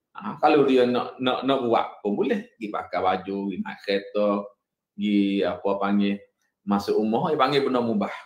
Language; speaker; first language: Malay; native; Malay